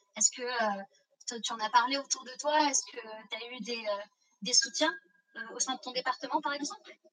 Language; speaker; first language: French; native; French